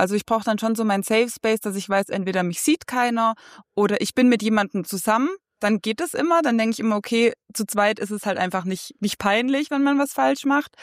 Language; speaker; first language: German; native; German